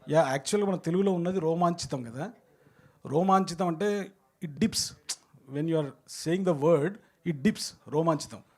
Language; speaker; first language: Telugu; native; Telugu